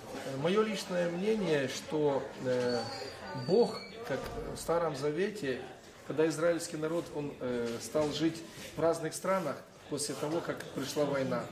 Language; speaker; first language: Russian; non-native, local second language; Ukrainian